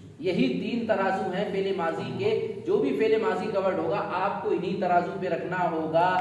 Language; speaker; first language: Urdu; native; Urdu